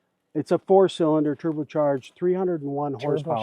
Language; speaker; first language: English; native; English